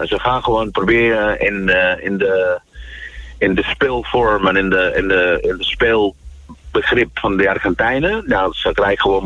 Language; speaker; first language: Dutch; non-native, fluent; Spanish